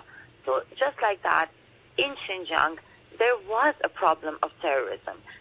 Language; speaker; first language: English; non-native, local second language; Urdu